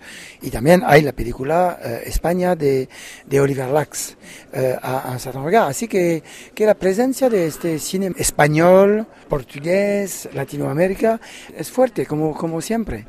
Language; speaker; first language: Spanish; non-native, fluent; French